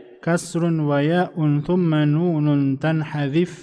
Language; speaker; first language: Arabic; non-native, fluent; Indonesian